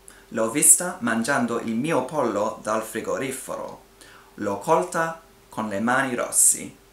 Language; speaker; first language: Italian; non-native, fluent; English